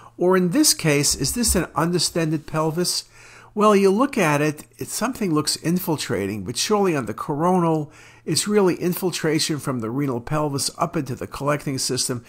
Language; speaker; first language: English; native; English